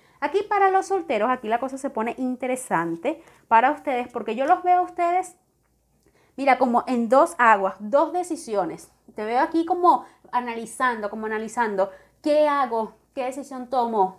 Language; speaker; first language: Spanish; native; Spanish